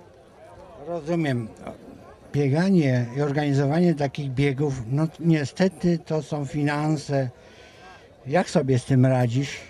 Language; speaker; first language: Polish; native; Polish